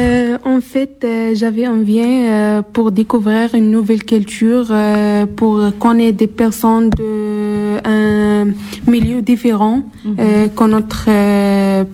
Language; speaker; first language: French; non-native, learner; Arabic